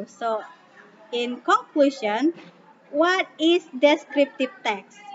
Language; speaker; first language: English; non-native, fluent; Indonesian